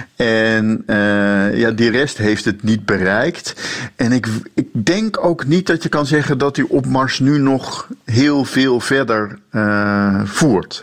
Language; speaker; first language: Dutch; native; Dutch